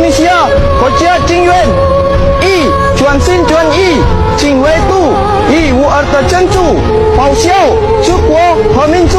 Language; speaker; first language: Chinese; non-native, learner; Indonesian